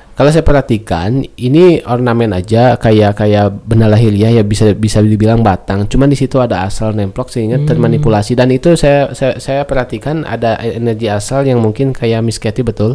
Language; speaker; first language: Indonesian; native; Indonesian